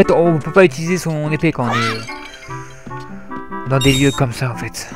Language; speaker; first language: French; native; French